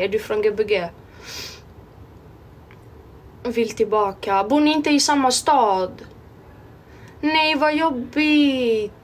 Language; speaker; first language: Swedish; early bilingual, other home language; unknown